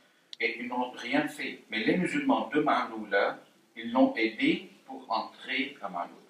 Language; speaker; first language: French; non-native, fluent; Arabic